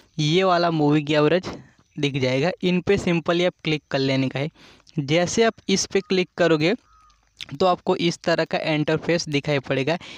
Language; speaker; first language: Hindi; non-native, local second language; Gujarati